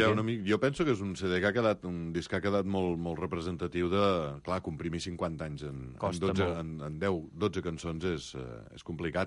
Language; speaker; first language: Catalan; native; Catalan